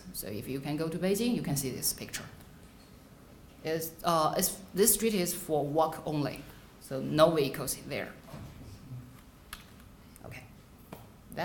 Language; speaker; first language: English; non-native, fluent; Chinese